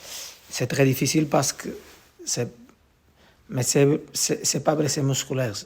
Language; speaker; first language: French; non-native, learner; Portuguese